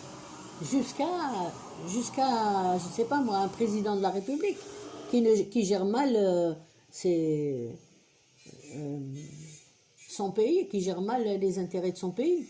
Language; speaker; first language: French; non-native, local second language; Kabyle